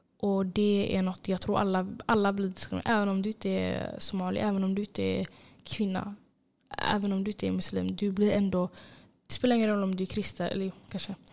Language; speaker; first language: Swedish; early bilingual, other home language; Somali